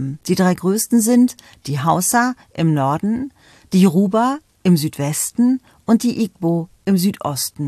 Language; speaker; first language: German; native; German